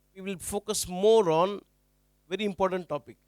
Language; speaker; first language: English; non-native, local second language; Marathi